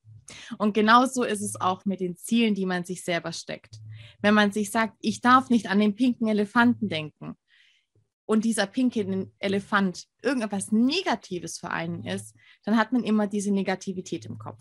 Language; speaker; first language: German; native; German